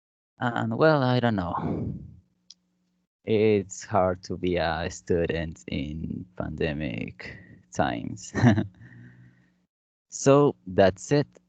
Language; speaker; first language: English; non-native, learner; Spanish